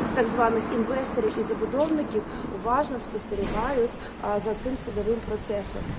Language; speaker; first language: Ukrainian; native; Ukrainian